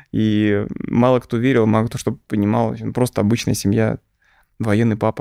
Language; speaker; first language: Russian; native; Russian